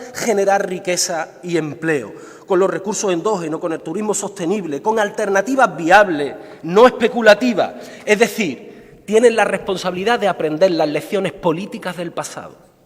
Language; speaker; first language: Spanish; native; Spanish